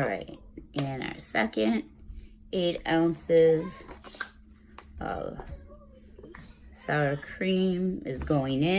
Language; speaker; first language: English; native; English